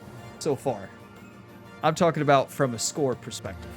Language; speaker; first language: English; native; English